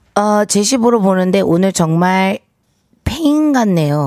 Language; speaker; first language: Korean; early bilingual, heritage; Korean